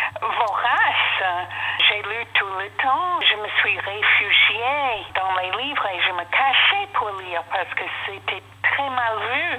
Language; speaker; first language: French; non-native, fluent; English